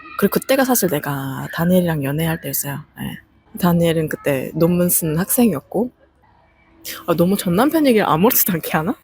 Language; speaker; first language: Korean; native; Korean